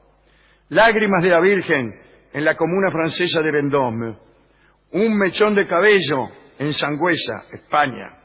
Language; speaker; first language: Spanish; native; Spanish